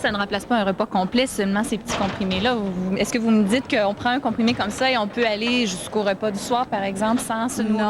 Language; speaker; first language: French; native; French